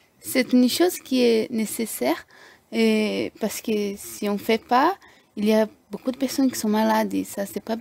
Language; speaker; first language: French; non-native, learner; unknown